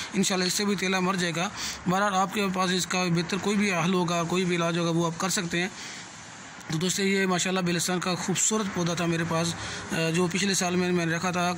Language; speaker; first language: Hindi; non-native, local second language; Punjabi